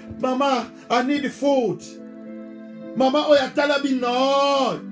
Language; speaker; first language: English; non-native, learner; Lingala